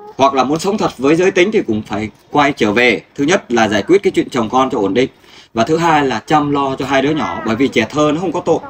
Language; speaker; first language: Vietnamese; native; Vietnamese